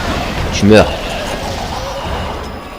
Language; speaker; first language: French; native; French